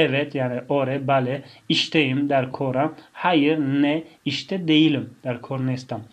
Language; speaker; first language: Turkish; non-native, fluent; Tajik